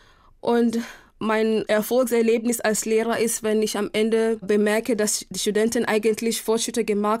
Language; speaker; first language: German; non-native, fluent; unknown